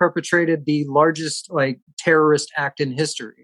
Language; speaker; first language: English; native; English